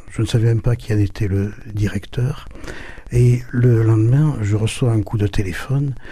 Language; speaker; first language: French; early bilingual, other home language; German